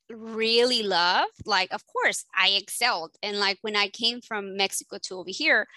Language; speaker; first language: English; early bilingual, other home language; Spanish